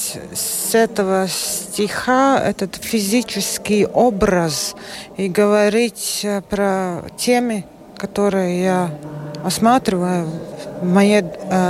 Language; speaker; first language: Russian; non-native, local second language; Latvian